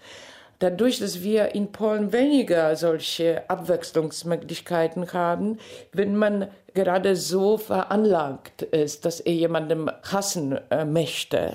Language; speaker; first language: German; non-native, fluent; Polish